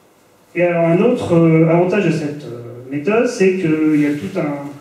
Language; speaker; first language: French; native; French